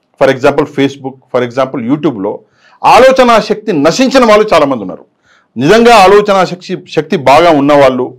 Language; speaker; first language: Telugu; native; Telugu